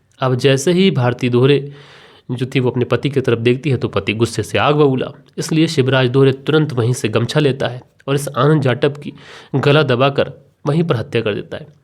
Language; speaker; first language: Hindi; native; Hindi